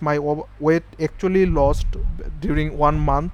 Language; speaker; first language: English; non-native, fluent; Bangla